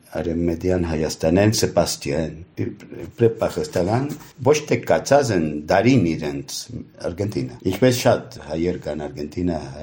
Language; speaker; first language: Armenian; early bilingual, heritage; Armenian